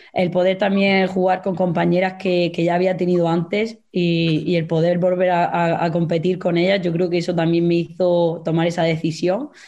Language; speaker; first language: Spanish; native; Spanish